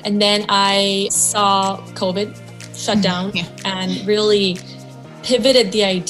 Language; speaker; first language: English; non-native, local second language; Gujarati